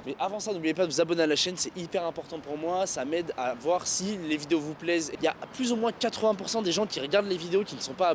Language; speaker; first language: French; native; French